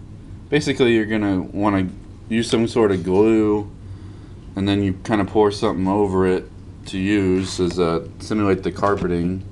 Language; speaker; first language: English; native; English